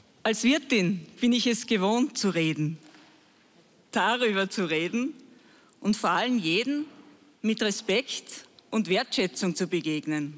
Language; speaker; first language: German; native; German